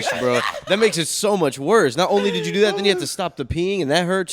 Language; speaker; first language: English; native; English